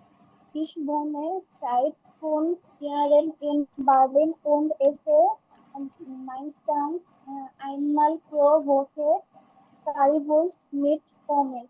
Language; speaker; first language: German; non-native, learner; Bangla